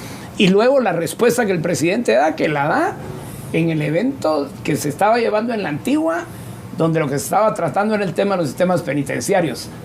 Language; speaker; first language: Spanish; native; Spanish